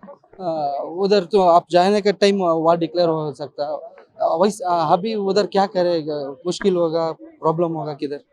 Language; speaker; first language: Hindi; non-native, local second language; Kannada